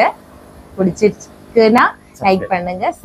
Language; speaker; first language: Tamil; non-native, learner; Malayalam